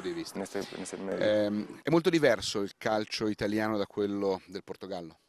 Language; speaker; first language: Italian; native; Italian